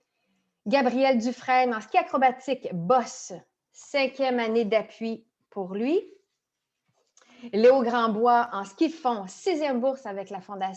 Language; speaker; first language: French; native; French